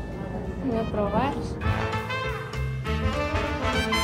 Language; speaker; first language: Spanish; non-native, fluent; Korean